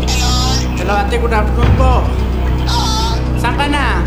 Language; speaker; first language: Filipino; non-native, learner; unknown